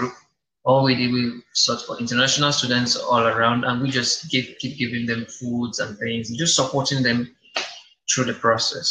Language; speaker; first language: English; non-native, local second language; Igbo